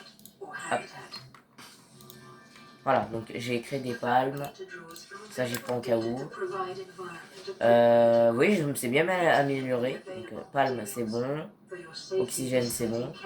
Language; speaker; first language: French; native; French